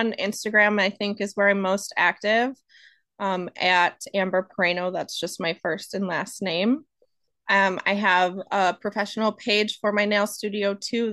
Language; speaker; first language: English; native; English